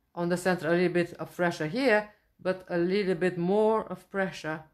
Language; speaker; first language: English; non-native, fluent; Romanian